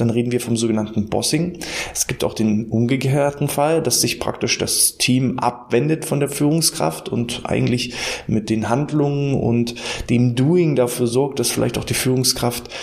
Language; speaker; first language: German; native; German